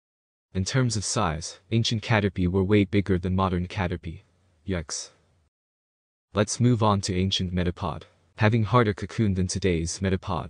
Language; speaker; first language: English; non-native, fluent; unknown